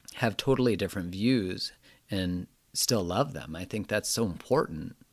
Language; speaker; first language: English; native; English